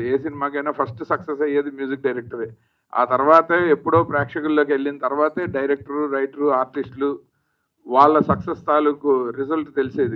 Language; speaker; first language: Telugu; native; Telugu